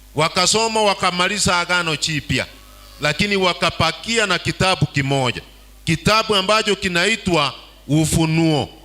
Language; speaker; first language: Swahili; non-native, local second language; Gusii